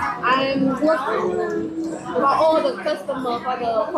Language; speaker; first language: English; non-native, learner; Vietnamese